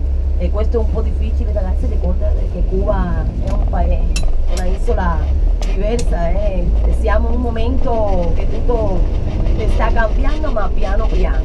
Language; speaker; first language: Italian; non-native, fluent; Spanish